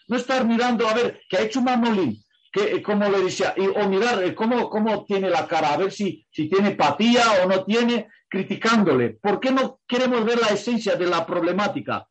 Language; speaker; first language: Spanish; non-native, fluent; Romanian